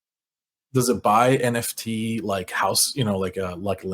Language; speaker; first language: English; native; English